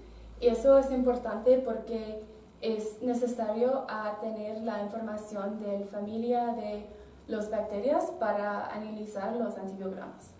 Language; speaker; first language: Spanish; non-native, learner; English